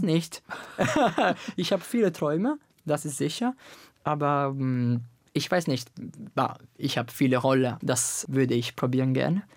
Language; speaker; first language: German; non-native, learner; Italian